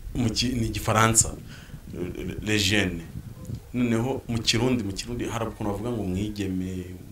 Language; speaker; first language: Kinyarwanda; native; Kinyarwanda